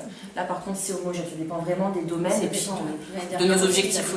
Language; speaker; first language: French; native; French